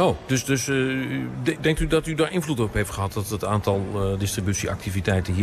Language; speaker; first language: Dutch; native; Dutch